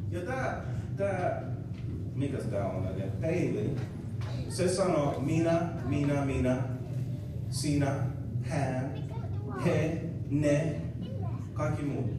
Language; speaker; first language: Finnish; non-native, learner; English